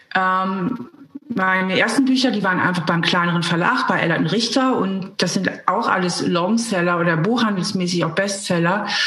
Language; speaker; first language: German; native; German